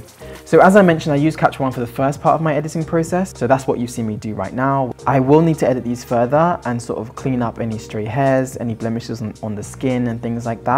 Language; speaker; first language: English; native; English